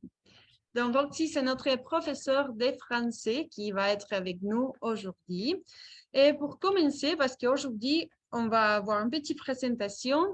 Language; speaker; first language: French; non-native, fluent; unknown